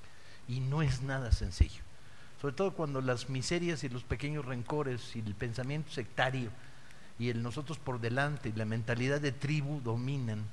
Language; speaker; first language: Spanish; native; Spanish